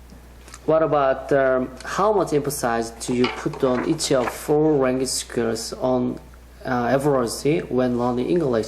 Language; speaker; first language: English; non-native, learner; Korean